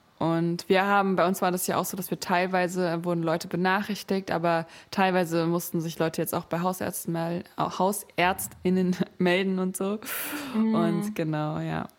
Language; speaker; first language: German; native; German